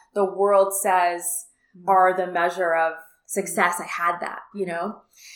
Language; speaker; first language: English; native; English